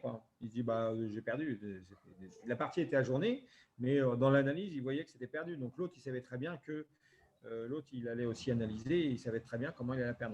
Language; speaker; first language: French; native; French